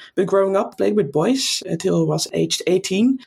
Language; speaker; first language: English; non-native, fluent; Dutch